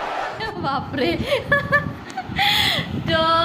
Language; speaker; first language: Hindi; non-native, local second language; Assamese